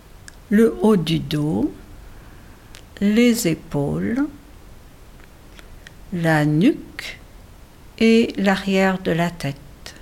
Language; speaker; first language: French; native; French